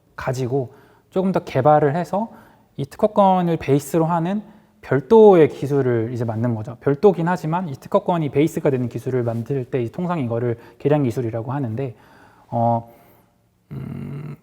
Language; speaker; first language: Korean; native; Korean